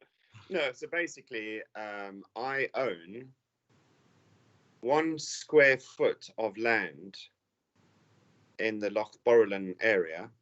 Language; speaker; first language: English; native; English